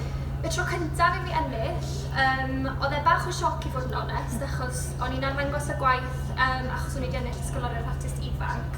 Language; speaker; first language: Welsh; native; Welsh